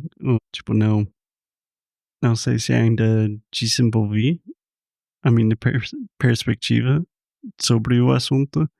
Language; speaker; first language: Portuguese; non-native, fluent; English